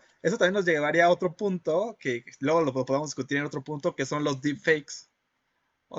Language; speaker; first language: Spanish; native; Spanish